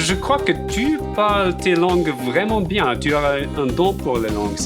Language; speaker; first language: French; non-native, fluent; German